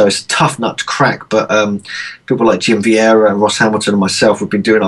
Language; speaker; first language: English; native; English